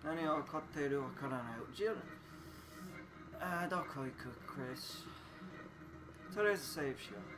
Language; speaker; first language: Japanese; non-native, learner; English